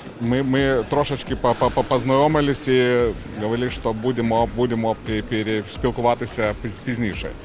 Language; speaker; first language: Ukrainian; non-native, learner; Lithuanian